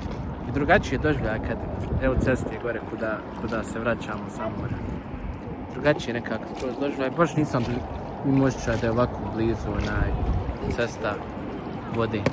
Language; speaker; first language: Bosnian; native; Bosnian